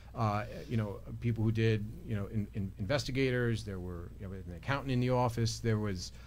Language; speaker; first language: English; native; English